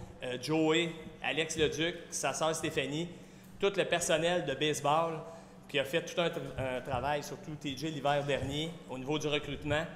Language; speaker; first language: French; native; French